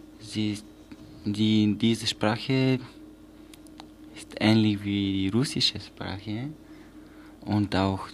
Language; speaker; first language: German; non-native, learner; Bulgarian